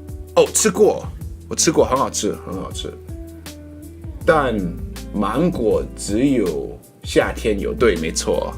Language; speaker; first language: Chinese; non-native, learner; English